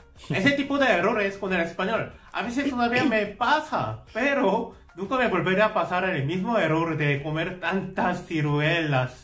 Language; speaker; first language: Spanish; non-native, fluent; Korean